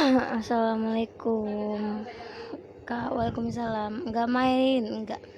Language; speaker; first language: Indonesian; native; Indonesian